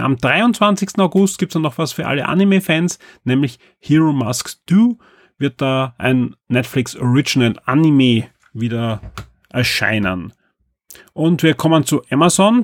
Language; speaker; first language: German; native; German